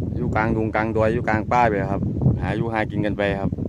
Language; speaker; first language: Thai; native; Thai